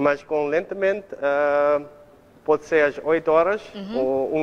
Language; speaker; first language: Portuguese; non-native, learner; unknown